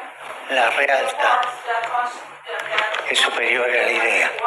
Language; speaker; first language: Italian; non-native, fluent; Spanish